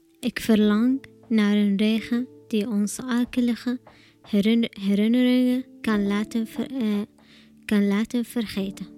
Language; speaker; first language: Dutch; non-native, learner; Arabic